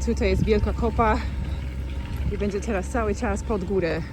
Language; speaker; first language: Polish; non-native, learner; English